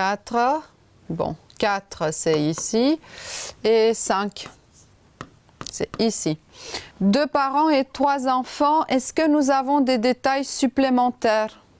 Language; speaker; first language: French; non-native, fluent; Romanian